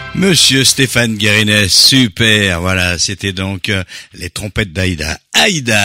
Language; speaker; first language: French; native; French